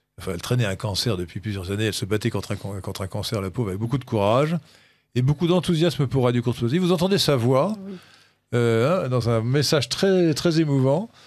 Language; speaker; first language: French; native; French